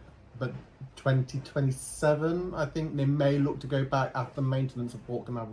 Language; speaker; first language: English; native; English